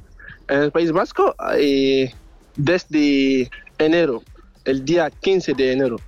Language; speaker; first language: Spanish; non-native, learner; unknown